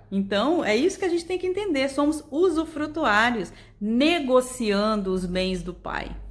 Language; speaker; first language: Portuguese; native; Portuguese